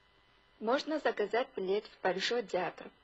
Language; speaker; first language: Russian; non-native, fluent; Chinese